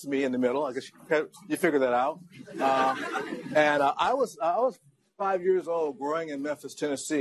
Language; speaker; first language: English; native; English